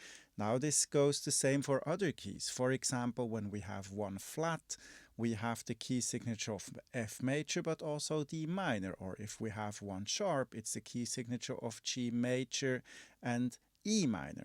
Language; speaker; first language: English; non-native, fluent; German